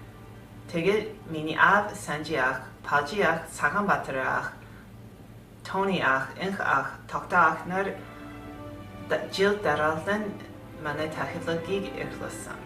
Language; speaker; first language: Mongolian; early bilingual, heritage; Mongolian